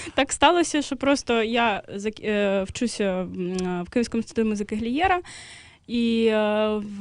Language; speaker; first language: Ukrainian; non-native, local second language; Russian